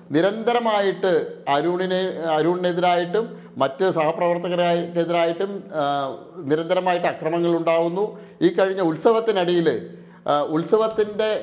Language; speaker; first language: Malayalam; native; Malayalam